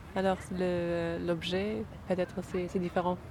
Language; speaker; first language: French; non-native, learner; German